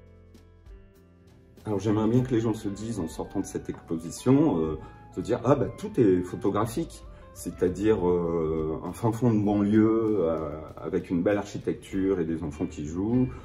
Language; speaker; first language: French; native; French